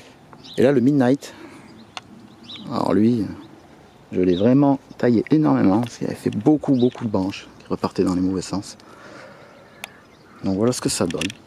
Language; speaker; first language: French; native; French